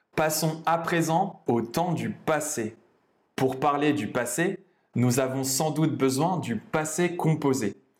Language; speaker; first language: French; native; French